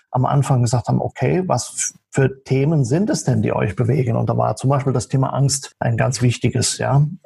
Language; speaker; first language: German; native; German